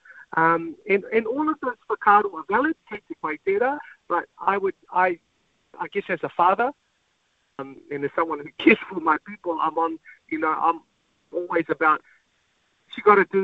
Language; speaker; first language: English; native; English